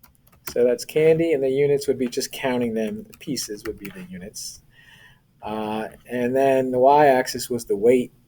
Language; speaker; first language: English; native; English